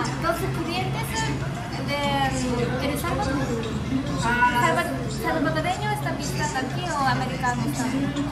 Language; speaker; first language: Spanish; non-native, learner; Japanese